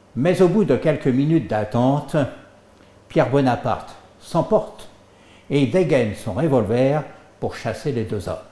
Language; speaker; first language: French; native; French